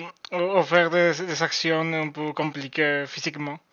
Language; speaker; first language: French; non-native, learner; Spanish